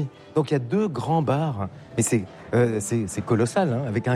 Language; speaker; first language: French; native; French